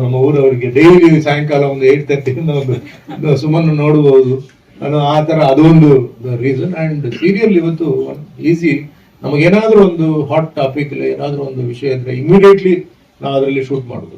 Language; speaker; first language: Kannada; non-native, fluent; Tulu